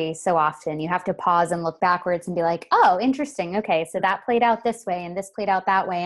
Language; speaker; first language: English; native; English